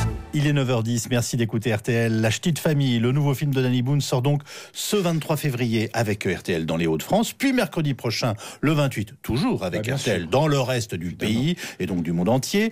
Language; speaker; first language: French; native; French